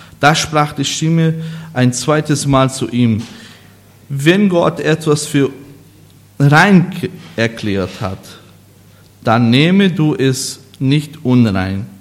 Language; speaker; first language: German; non-native, learner; Portuguese